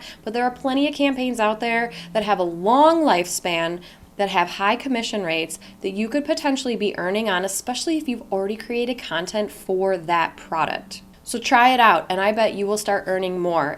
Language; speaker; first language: English; native; English